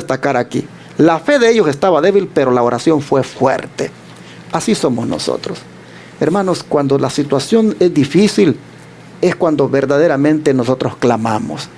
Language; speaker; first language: Spanish; native; Spanish